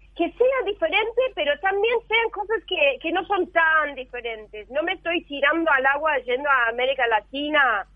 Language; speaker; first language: Spanish; non-native, fluent; English